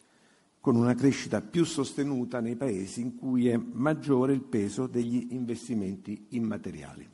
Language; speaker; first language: Italian; native; Italian